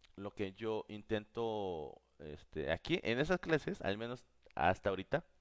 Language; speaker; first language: Spanish; non-native, fluent; Korean